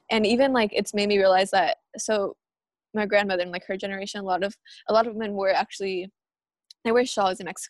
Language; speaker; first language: English; early bilingual, other home language; Spanish